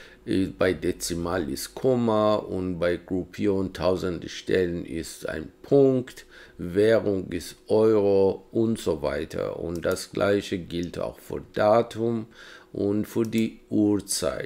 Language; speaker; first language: German; non-native, fluent; Persian